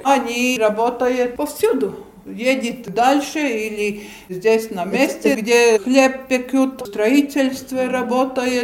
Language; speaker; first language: Russian; non-native, local second language; Latvian